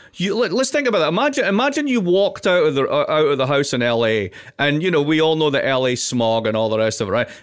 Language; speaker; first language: English; native; English